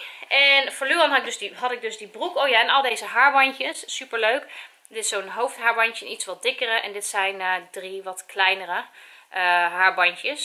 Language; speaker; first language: Dutch; native; Dutch